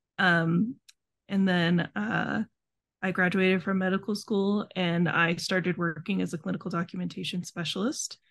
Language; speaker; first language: English; native; English